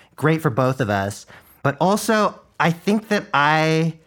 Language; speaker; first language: English; non-native, fluent; Chinese